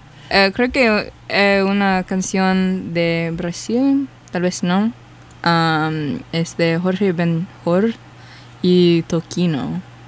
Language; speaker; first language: Spanish; non-native, learner; English